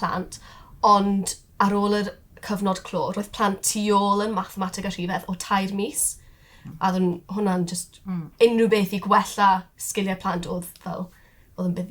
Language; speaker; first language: Welsh; non-native, local second language; English